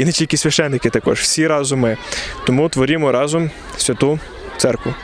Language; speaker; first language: Ukrainian; native; Ukrainian